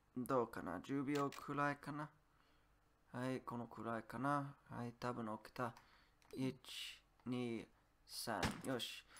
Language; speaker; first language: Japanese; non-native, learner; English